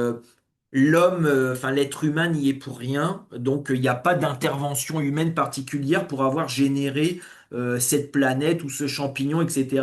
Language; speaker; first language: French; native; French